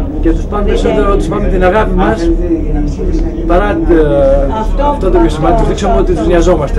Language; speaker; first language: Greek; native; Greek